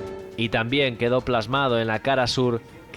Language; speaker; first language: Spanish; native; Spanish